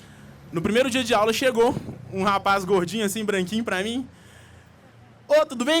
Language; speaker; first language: Portuguese; native; Portuguese